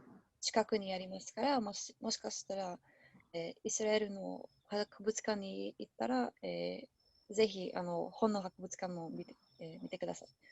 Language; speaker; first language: Japanese; non-native, learner; English